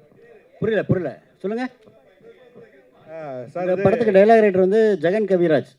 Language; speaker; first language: Tamil; native; Tamil